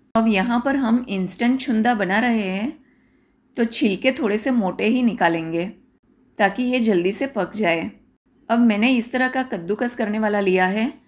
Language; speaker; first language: Hindi; non-native, local second language; Gujarati